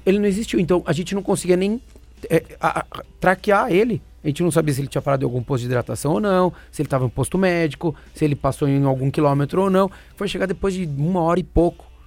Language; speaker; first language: Portuguese; native; Portuguese